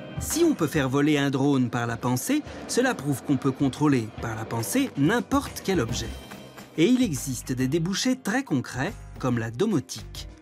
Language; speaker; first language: French; native; French